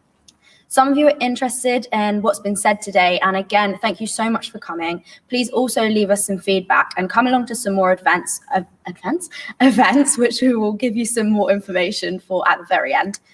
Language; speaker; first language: English; native; English